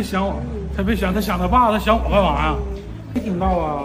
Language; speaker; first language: Chinese; native; Chinese